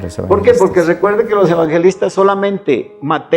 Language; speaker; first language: Spanish; native; Spanish